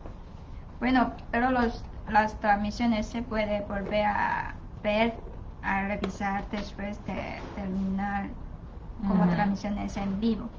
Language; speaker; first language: Spanish; non-native, learner; Chinese